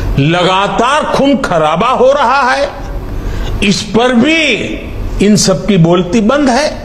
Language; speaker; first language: Hindi; non-native, local second language; Gujarati